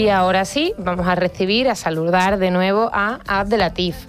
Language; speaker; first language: Spanish; native; Spanish